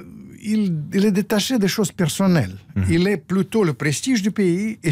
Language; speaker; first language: French; non-native, fluent; Russian